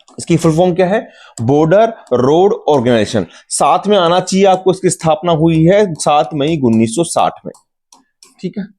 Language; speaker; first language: Hindi; native; Hindi